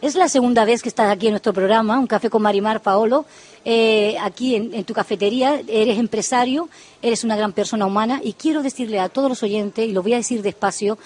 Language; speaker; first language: Spanish; native; Spanish